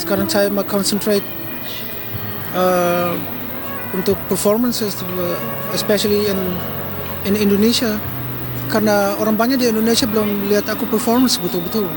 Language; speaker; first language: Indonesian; early bilingual, heritage; Dutch